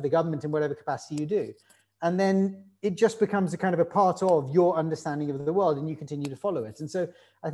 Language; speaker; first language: English; native; English